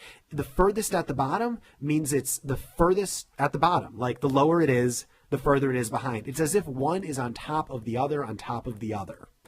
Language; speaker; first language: English; native; English